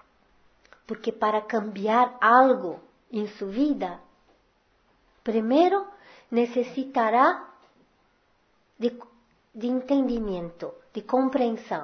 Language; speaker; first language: Spanish; non-native, fluent; Portuguese